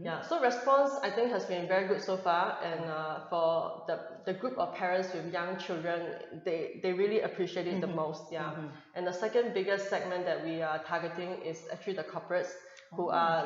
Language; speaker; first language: English; non-native, local second language; Cantonese